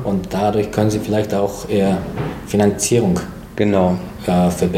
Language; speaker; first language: German; non-native, fluent; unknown